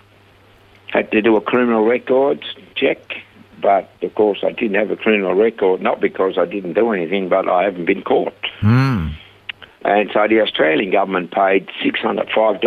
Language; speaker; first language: English; non-native, fluent; Swiss German